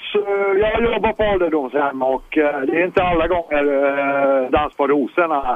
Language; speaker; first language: Swedish; native; Swedish